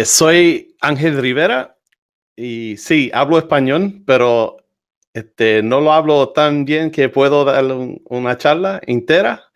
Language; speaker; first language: Spanish; early bilingual, heritage; English